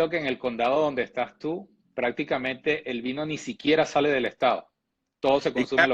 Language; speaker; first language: Spanish; native; Spanish